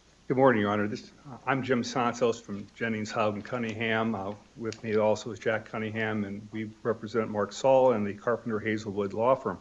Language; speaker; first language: English; native; English